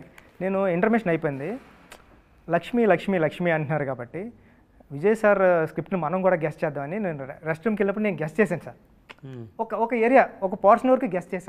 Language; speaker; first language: Telugu; native; Telugu